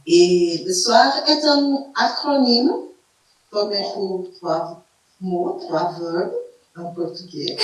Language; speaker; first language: French; non-native, fluent; Portuguese